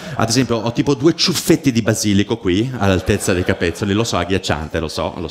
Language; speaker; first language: Italian; native; Italian